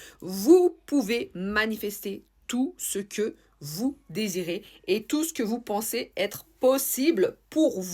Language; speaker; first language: French; native; French